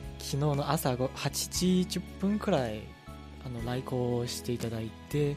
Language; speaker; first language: Japanese; non-native, learner; Chinese